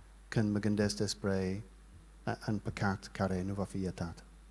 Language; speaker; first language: Romanian; non-native, learner; English